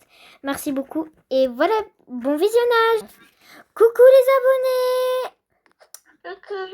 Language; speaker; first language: French; native; French